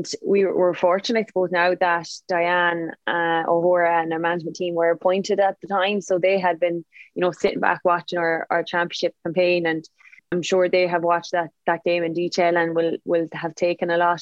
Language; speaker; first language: English; native; English